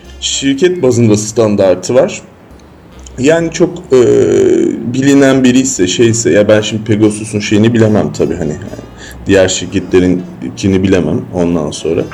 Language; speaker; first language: Turkish; native; Turkish